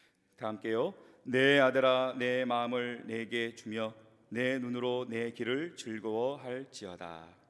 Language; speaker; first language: Korean; native; Korean